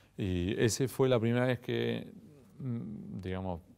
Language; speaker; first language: Spanish; native; Spanish